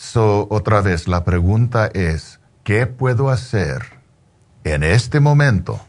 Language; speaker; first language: Spanish; early bilingual, heritage; Spanish